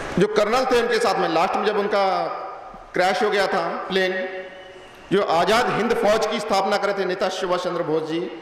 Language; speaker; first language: Hindi; non-native, local second language; Punjabi